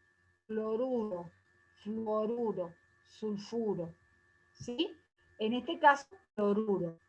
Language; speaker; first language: Spanish; native; Spanish